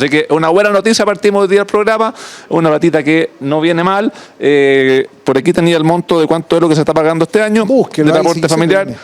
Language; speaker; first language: Spanish; native; Spanish